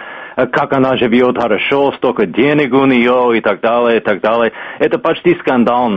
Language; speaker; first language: Russian; non-native, fluent; English